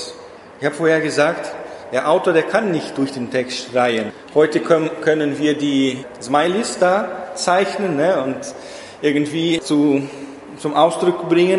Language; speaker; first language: German; non-native, fluent; Portuguese